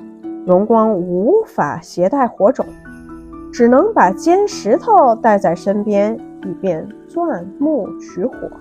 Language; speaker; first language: Chinese; native; Chinese